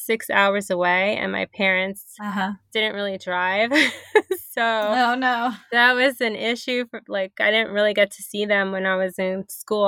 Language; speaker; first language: English; native; English